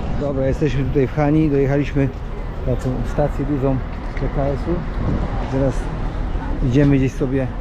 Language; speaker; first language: Polish; native; Polish